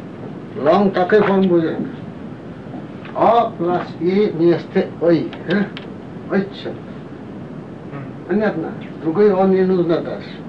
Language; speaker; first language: Russian; non-native, learner; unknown